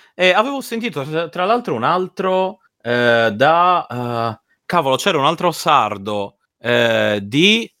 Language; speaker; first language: Italian; native; Italian